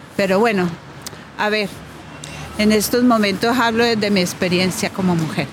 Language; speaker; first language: Spanish; native; Spanish